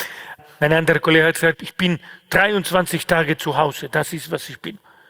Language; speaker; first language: German; non-native, fluent; Spanish